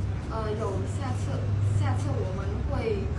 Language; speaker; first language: Chinese; non-native, learner; Khmer